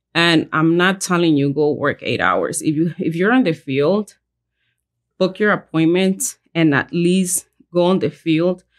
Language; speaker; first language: English; early bilingual, other home language; Spanish